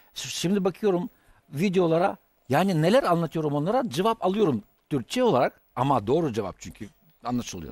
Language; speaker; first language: Turkish; non-native, fluent; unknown